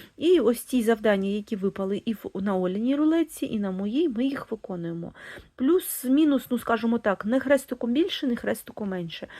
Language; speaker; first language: Ukrainian; non-native, local second language; Russian